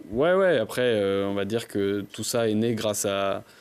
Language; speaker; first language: French; native; French